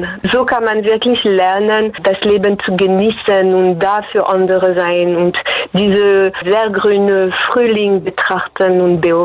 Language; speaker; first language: German; non-native, fluent; French